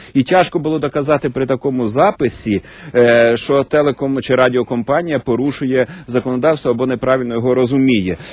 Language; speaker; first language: Ukrainian; native; Ukrainian